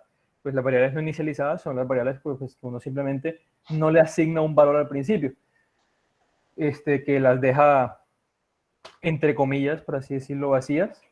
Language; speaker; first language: Spanish; native; Spanish